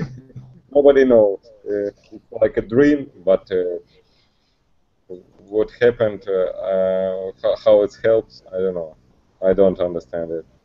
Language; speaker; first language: English; non-native, learner; Russian